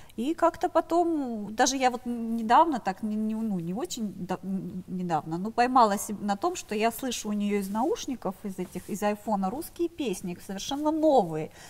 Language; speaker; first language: Russian; native; Russian